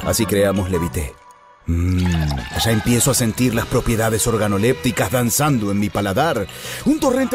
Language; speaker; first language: Spanish; native; Spanish